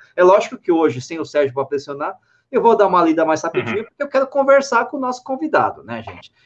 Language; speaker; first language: Portuguese; native; Portuguese